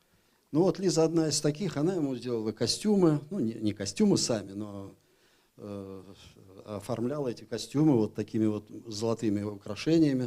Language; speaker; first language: Russian; native; Russian